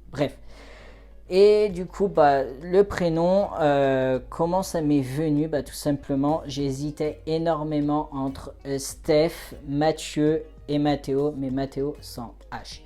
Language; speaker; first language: French; native; French